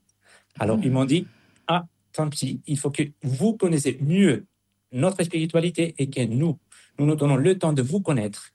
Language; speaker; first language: French; non-native, fluent; Spanish